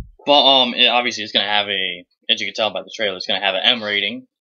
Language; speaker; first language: English; native; English